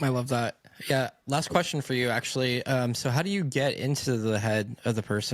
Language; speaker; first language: English; native; English